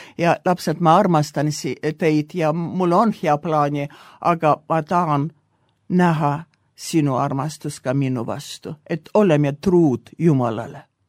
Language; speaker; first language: Estonian; non-native, local second language; Russian